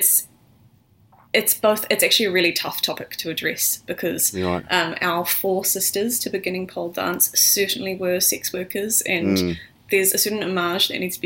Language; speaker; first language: English; native; English